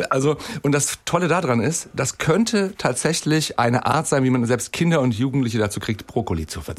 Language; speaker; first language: German; native; German